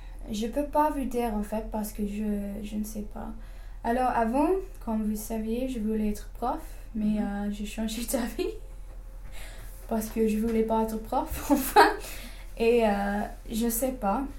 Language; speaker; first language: French; non-native, fluent; English